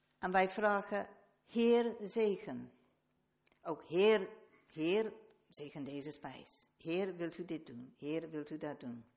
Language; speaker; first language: Dutch; non-native, fluent; English